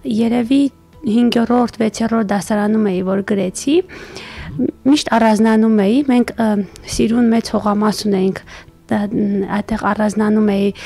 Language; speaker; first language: Armenian; native; Armenian